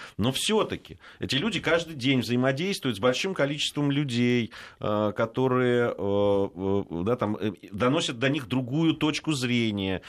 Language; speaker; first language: Russian; native; Russian